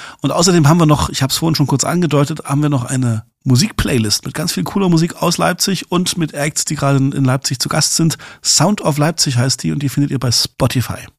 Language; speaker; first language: German; native; German